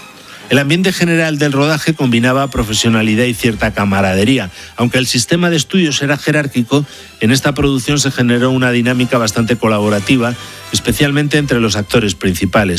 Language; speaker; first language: Spanish; native; Spanish